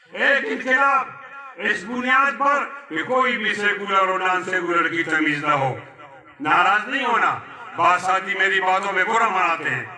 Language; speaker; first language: Urdu; non-native, local second language; Pashto